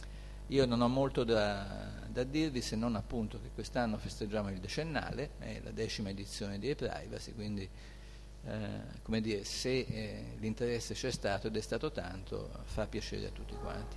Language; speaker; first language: Italian; native; Italian